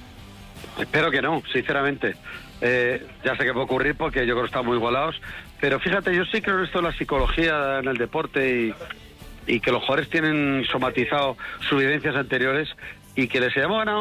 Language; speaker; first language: Spanish; native; Spanish